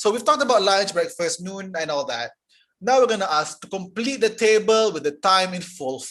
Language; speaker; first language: English; non-native, local second language; Malay